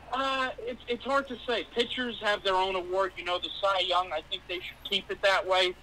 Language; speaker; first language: English; native; English